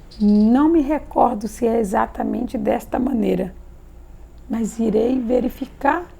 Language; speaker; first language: Portuguese; native; Portuguese